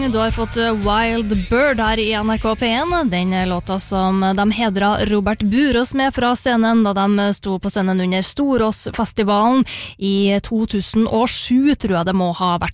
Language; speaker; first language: Norwegian; native; Norwegian